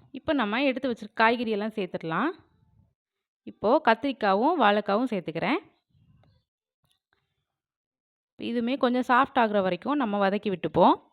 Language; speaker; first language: Tamil; native; Tamil